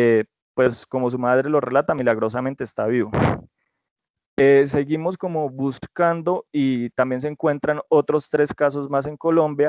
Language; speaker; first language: Spanish; native; Spanish